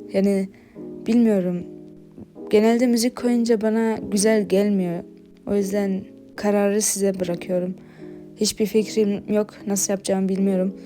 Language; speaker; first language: Turkish; early bilingual, heritage; Turkish